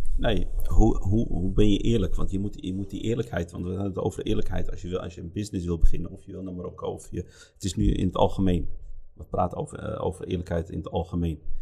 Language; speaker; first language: Dutch; early bilingual, other home language; Riffian